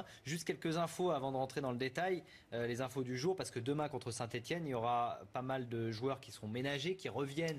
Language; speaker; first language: French; native; French